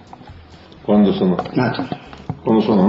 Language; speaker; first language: Italian; early bilingual, heritage; Italian